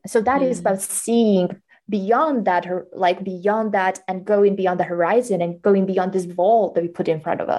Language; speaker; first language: English; non-native, fluent; Slovak